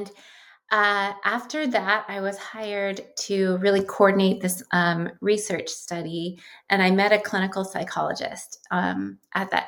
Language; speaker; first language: English; native; English